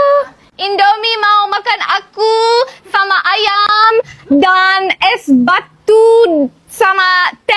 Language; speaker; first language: Indonesian; non-native, learner; English